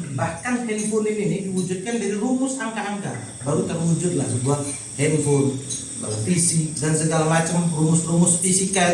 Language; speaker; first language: Indonesian; native; Indonesian